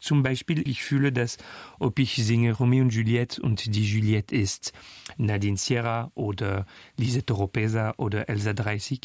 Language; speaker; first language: German; non-native, fluent; French